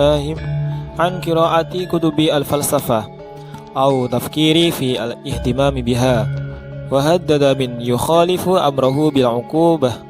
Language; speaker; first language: Arabic; non-native, learner; Indonesian